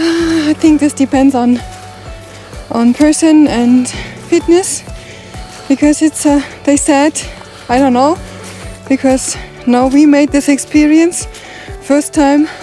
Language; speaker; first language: English; non-native, learner; German